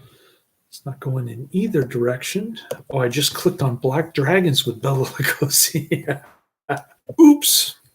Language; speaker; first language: English; native; English